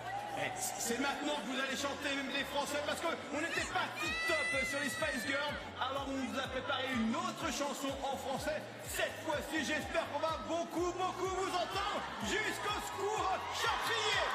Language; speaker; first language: French; native; French